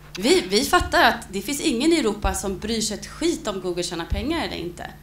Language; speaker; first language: Swedish; native; Swedish